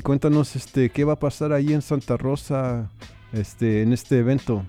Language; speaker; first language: Spanish; early bilingual, heritage; Spanish